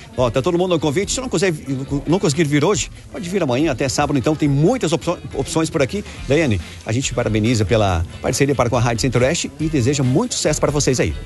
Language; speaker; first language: Portuguese; native; Portuguese